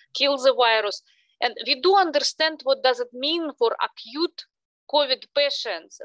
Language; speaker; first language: English; non-native, fluent; Russian